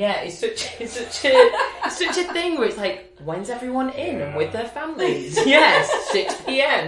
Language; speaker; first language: English; native; English